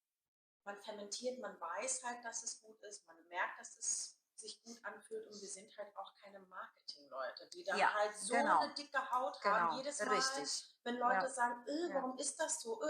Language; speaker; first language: German; native; German